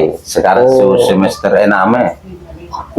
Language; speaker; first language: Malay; non-native, local second language; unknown